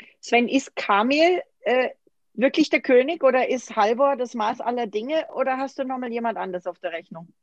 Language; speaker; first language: German; native; German